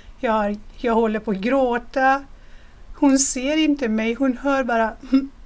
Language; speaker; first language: Swedish; non-native, fluent; Persian